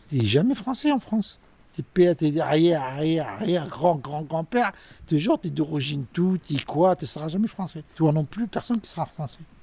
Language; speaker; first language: French; non-native, learner; Arabic